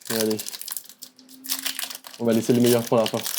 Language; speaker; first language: French; native; French